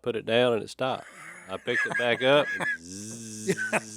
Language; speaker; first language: English; native; English